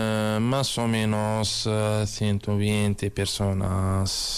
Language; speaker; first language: Spanish; non-native, learner; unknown